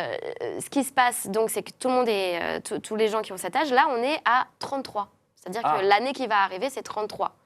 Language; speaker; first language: French; native; French